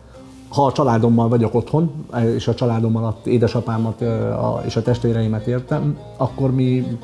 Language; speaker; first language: Hungarian; early bilingual, other home language; Arabic